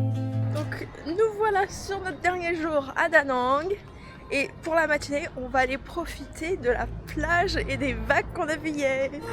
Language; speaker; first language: French; native; French